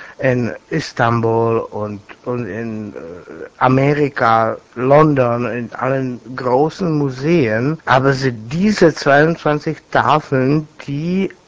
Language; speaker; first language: German; non-native, fluent; Czech